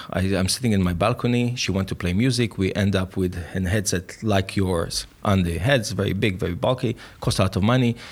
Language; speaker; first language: English; non-native, fluent; Hebrew